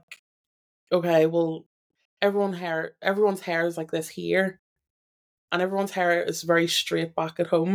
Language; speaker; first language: English; native; English